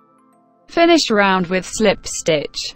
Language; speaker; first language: English; non-native, learner; Spanish